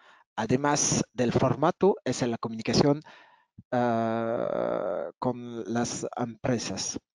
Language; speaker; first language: Spanish; non-native, fluent; French